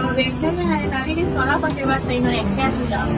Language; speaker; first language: Indonesian; non-native, local second language; Minangkabau